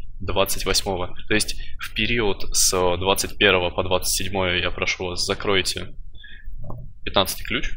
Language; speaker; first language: Russian; native; Russian